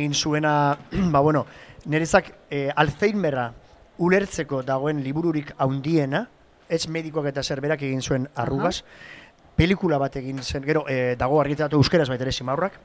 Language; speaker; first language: Basque; native; Basque